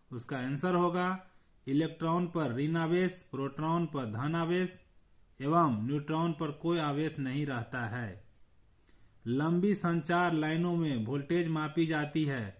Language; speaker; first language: Hindi; native; Hindi